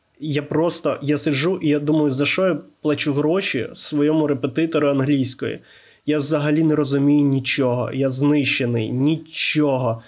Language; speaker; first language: Ukrainian; non-native, local second language; Russian